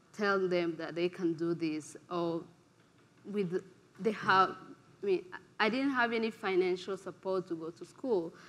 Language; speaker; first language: English; non-native, local second language; Kinyarwanda